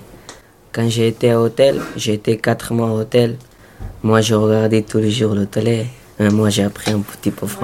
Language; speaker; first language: French; non-native, learner; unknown